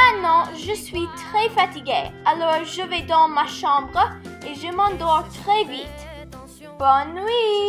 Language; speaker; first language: French; non-native, learner; English